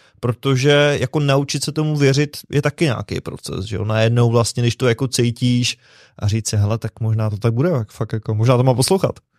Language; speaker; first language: Czech; native; Czech